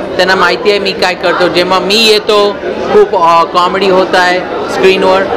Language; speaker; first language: Marathi; early bilingual, heritage; English